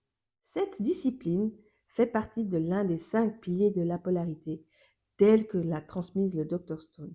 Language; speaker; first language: French; native; French